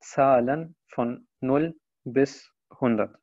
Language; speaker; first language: German; non-native, fluent; Spanish